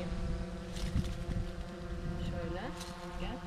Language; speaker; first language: Turkish; non-native, learner; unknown